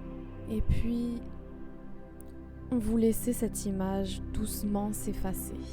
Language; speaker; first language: French; native; French